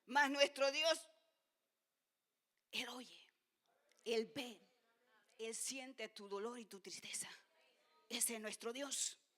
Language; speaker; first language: Spanish; native; Spanish